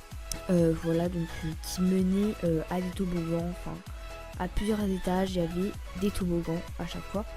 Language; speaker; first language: French; native; French